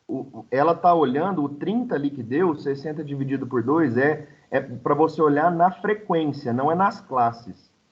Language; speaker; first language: Portuguese; native; Portuguese